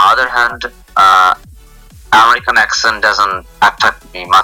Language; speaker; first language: English; non-native, local second language; Bangla